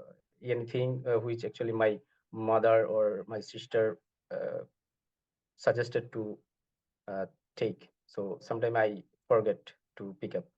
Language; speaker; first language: English; non-native, learner; Bangla